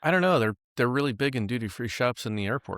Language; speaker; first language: English; native; English